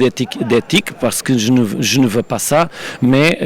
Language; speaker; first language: French; non-native, learner; Portuguese